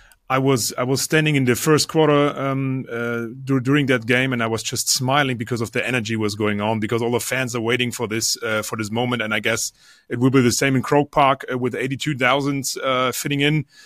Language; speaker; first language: English; non-native, fluent; German